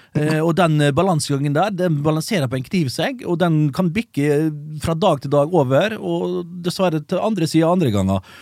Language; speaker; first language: Norwegian; native; Norwegian